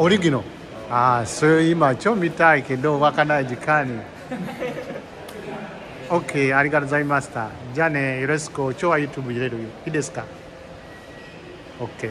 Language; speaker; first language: Japanese; non-native, learner; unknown